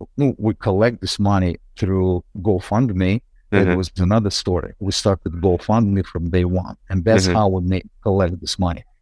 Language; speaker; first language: English; non-native, fluent; Ukrainian